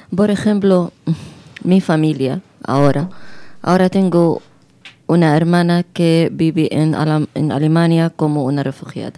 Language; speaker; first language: Spanish; non-native, fluent; Arabic